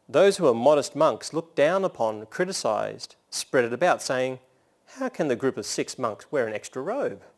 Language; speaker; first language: English; native; English